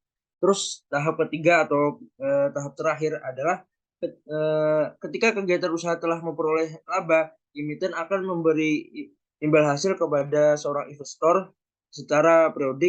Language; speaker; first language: Indonesian; native; Indonesian